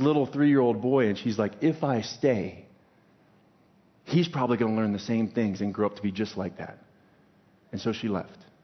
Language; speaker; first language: English; native; English